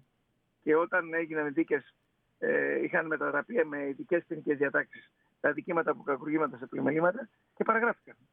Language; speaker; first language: Greek; native; Greek